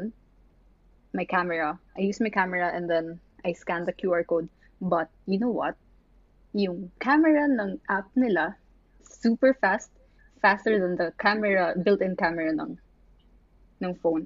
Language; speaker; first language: English; non-native, local second language; Filipino